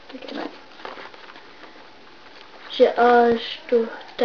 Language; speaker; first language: French; non-native, learner; English